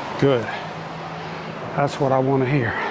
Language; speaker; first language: English; native; English